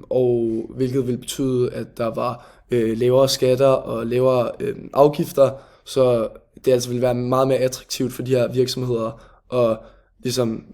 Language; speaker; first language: Danish; native; Danish